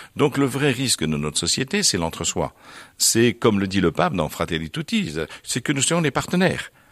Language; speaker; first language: French; native; French